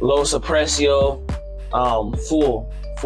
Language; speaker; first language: Spanish; non-native, learner; English